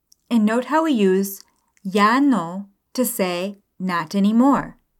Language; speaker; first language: English; native; English